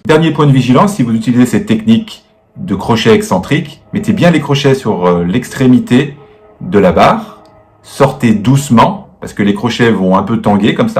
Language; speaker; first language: French; native; French